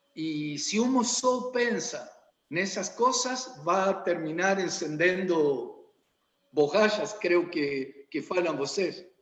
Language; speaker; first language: Portuguese; non-native, learner; Spanish